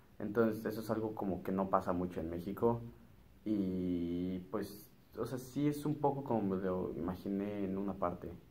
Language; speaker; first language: Spanish; native; Spanish